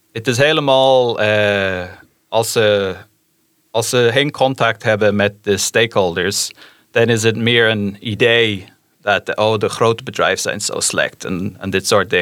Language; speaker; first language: Dutch; non-native, fluent; English